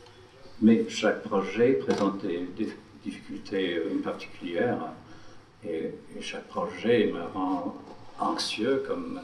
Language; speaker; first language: French; non-native, fluent; English